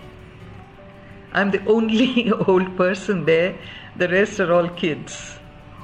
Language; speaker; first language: English; non-native, local second language; Kannada